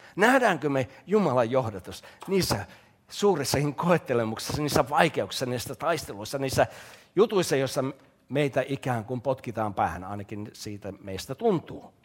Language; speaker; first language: Finnish; native; Finnish